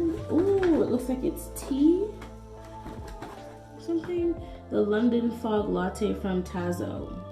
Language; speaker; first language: English; native; English